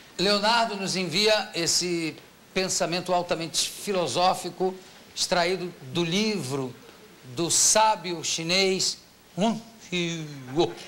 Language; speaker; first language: Portuguese; native; Portuguese